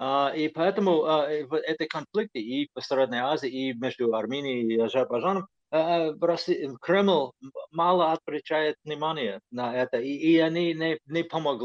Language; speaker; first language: Russian; non-native, fluent; English